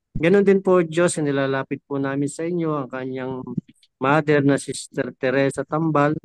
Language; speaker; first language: Filipino; native; Filipino